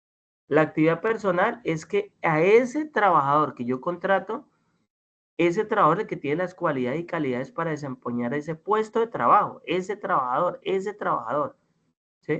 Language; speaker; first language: Spanish; native; Spanish